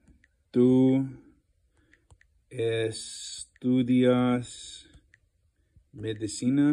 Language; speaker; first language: Spanish; non-native, learner; English